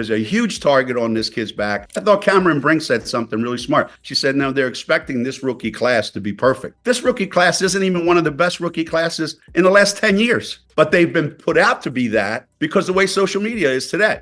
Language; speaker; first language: English; native; English